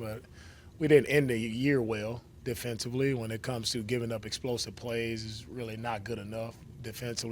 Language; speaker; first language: English; native; English